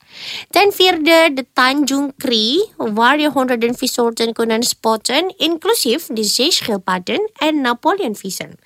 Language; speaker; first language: Dutch; non-native, fluent; Indonesian